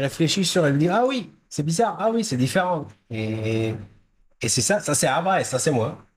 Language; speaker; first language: French; non-native, fluent; Hebrew